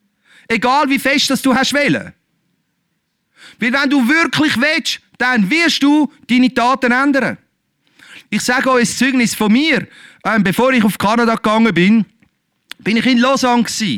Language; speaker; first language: German; native; German